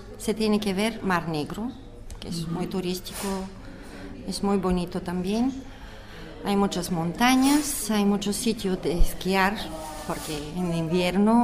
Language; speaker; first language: Spanish; non-native, learner; Bulgarian